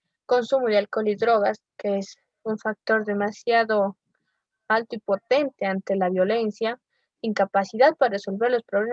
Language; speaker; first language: Spanish; native; Spanish